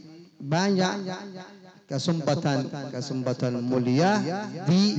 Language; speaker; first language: Indonesian; non-native, fluent; Arabic